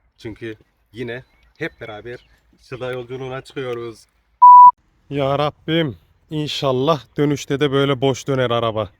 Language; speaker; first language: Turkish; early bilingual, heritage; Turkish